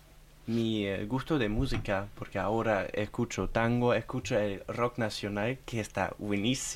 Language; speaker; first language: Spanish; non-native, learner; German